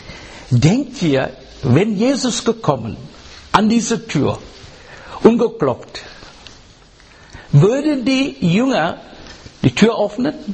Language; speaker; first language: German; non-native, fluent; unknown